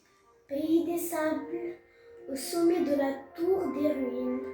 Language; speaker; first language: French; native; French